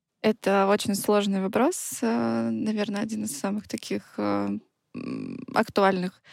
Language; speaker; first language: Russian; native; Russian